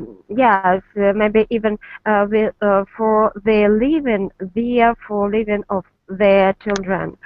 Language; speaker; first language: English; non-native, learner; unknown